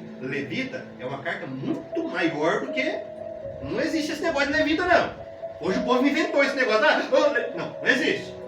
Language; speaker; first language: Portuguese; native; Portuguese